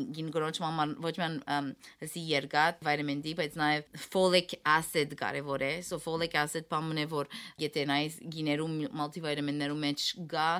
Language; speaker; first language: Armenian; early bilingual, heritage; Armenian